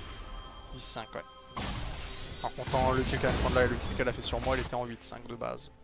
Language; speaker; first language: French; native; French